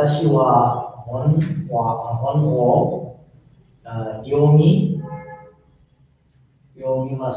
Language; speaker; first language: Japanese; non-native, learner; Bangla